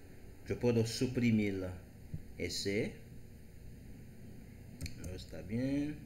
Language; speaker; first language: Spanish; non-native, learner; Haitian Creole